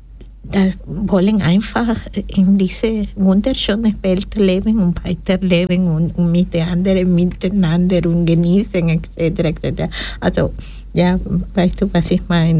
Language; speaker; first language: German; non-native, fluent; Spanish